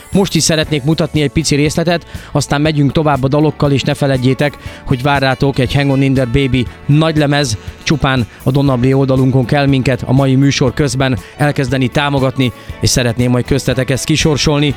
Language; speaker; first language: Hungarian; native; Hungarian